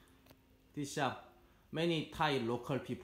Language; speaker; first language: English; non-native, learner; Korean